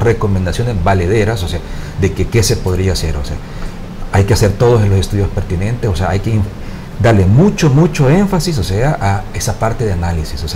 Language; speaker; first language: Spanish; native; Spanish